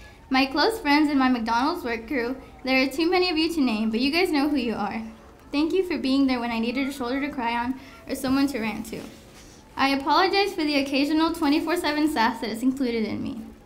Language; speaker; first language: English; early bilingual, other home language; Spanish